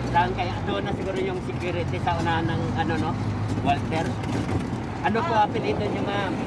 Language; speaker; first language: Filipino; non-native, local second language; Cebuano